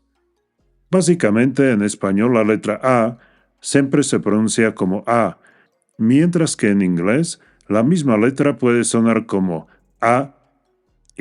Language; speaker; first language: Spanish; non-native, fluent; English